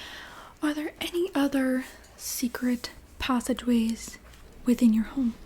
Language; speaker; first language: English; native; English